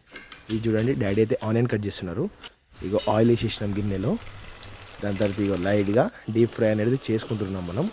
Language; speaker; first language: Telugu; non-native, local second language; Hindi